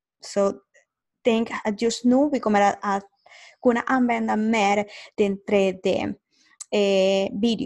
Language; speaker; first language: Swedish; non-native, learner; Spanish